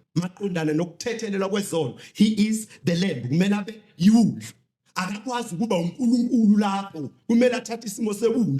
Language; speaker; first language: Zulu; native; Zulu